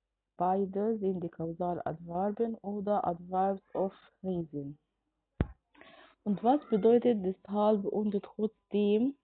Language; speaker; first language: German; non-native, fluent; Arabic